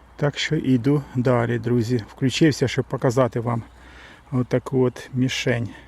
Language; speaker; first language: Ukrainian; native; Ukrainian